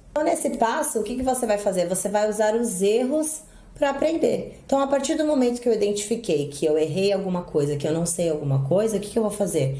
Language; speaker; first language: Portuguese; native; Portuguese